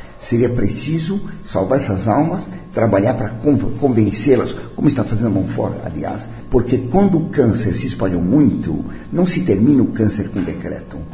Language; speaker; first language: Portuguese; early bilingual, other home language; Italian